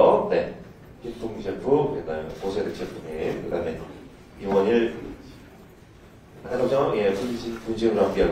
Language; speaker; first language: Korean; native; Korean